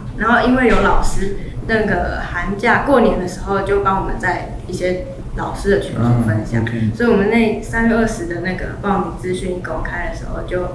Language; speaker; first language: Chinese; native; Chinese